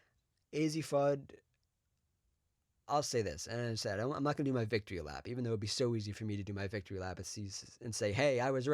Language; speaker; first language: English; native; English